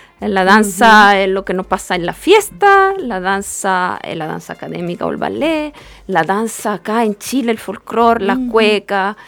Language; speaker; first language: Spanish; non-native, fluent; Italian